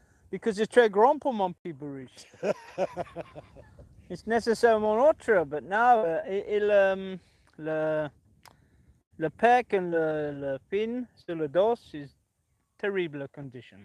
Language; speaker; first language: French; non-native, learner; English